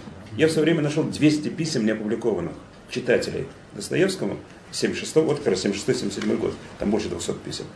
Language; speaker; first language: Russian; native; Russian